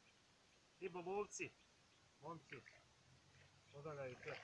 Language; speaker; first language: Serbian; native; Serbian